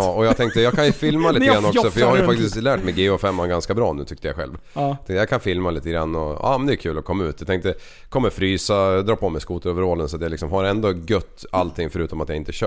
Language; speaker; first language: Swedish; native; Swedish